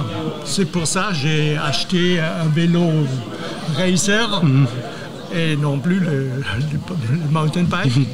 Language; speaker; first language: French; non-native, fluent; German